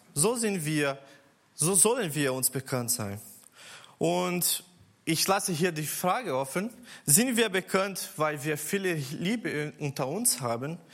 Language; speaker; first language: German; non-native, learner; Portuguese